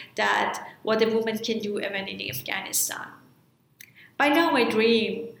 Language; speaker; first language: English; non-native, fluent; Persian